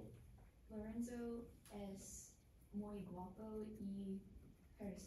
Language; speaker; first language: Spanish; non-native, learner; English